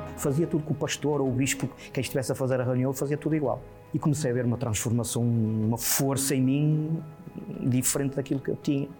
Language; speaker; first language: Portuguese; native; Portuguese